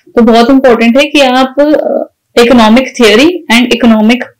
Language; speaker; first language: Hindi; native; Hindi